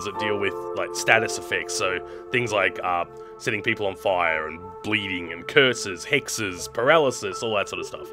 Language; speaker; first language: English; native; English